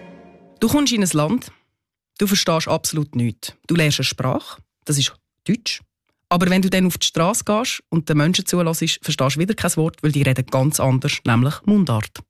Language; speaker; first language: German; native; German